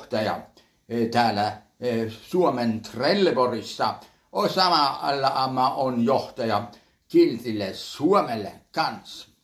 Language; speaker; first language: Finnish; early bilingual, heritage; Finnish